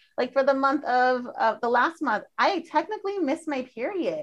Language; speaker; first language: English; early bilingual, other home language; Spanish